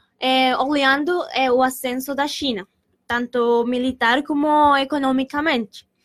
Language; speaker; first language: Portuguese; non-native, learner; Spanish